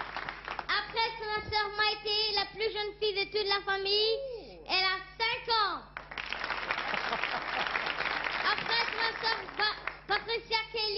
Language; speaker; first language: French; non-native, learner; English